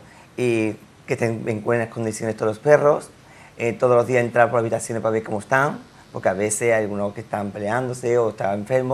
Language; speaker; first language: Spanish; native; Spanish